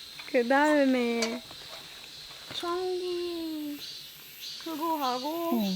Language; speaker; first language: Korean; non-native, learner; French